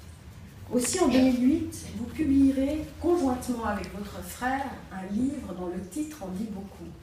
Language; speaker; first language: French; native; French